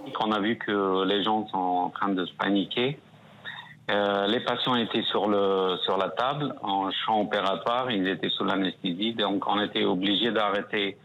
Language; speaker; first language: French; non-native, fluent; Persian